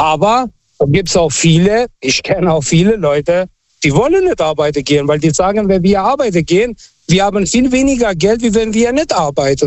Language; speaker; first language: German; non-native, fluent; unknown